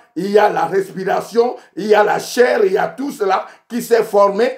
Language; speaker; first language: French; non-native, local second language; Ewe